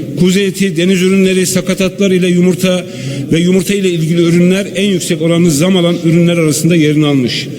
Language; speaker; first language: Turkish; native; Turkish